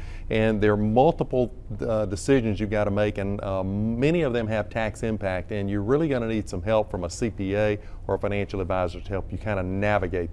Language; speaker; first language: English; native; English